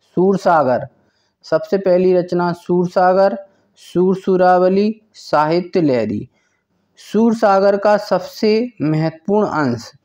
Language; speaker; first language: Hindi; native; Hindi